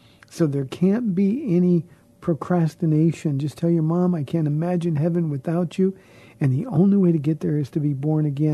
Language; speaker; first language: English; native; English